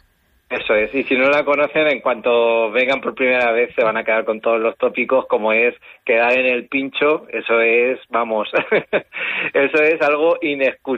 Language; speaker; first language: Spanish; native; Spanish